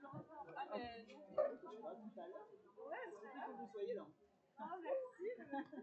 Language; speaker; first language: French; native; French